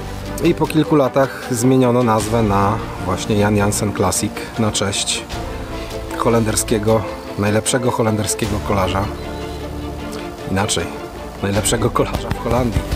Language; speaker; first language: Polish; native; Polish